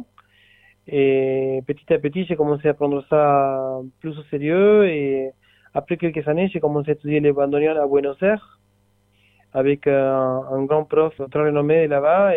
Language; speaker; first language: French; non-native, fluent; Spanish